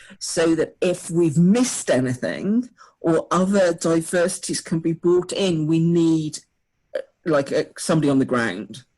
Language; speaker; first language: English; native; English